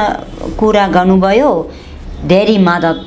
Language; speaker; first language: Nepali; non-native, learner; Dutch